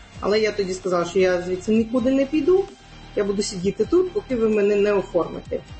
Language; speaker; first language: Ukrainian; non-native, local second language; Crimean Tatar